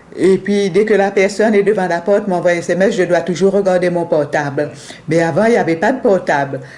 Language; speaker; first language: French; non-native, local second language; Morisyen